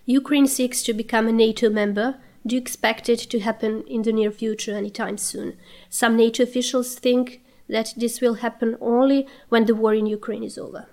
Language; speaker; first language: English; non-native, fluent; Serbian